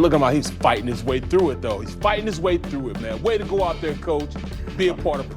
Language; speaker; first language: English; native; English